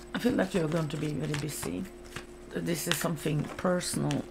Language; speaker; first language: English; non-native, fluent; Norwegian